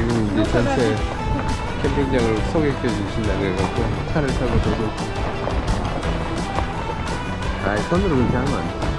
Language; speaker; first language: Korean; native; Korean